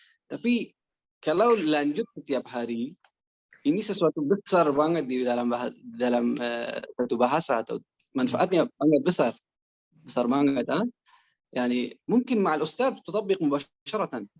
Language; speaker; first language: Indonesian; non-native, learner; Persian